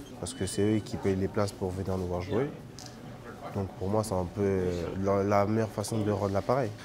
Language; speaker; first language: French; native; French